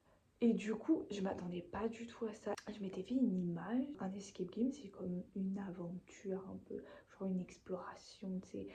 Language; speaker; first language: French; native; French